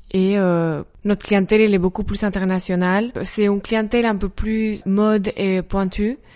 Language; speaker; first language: French; non-native, fluent; Spanish